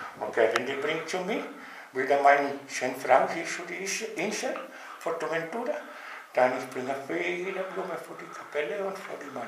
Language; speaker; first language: German; non-native, learner; Dutch